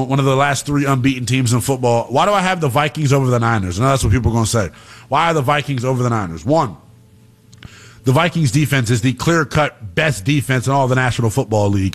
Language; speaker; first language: English; native; English